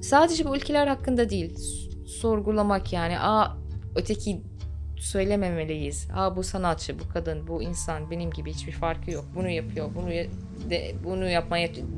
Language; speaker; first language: Turkish; non-native, fluent; Arabic